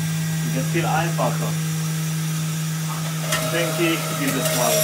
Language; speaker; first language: German; non-native, fluent; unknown